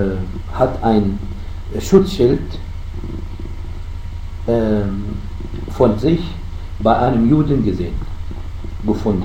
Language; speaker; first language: German; non-native, fluent; Arabic